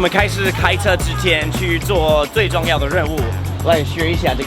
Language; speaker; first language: Chinese; non-native, fluent; English